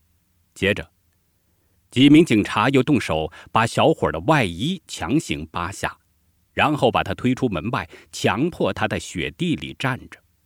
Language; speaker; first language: Chinese; native; Chinese